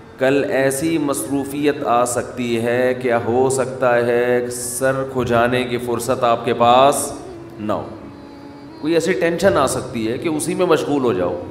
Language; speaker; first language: Urdu; native; Urdu